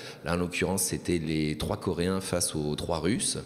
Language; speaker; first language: French; native; French